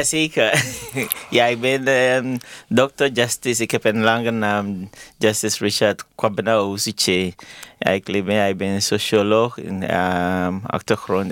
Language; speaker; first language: Dutch; non-native, learner; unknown